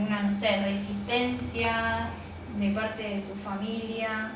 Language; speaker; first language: Spanish; native; Spanish